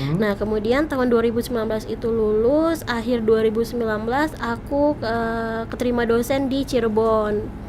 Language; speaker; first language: Indonesian; native; Indonesian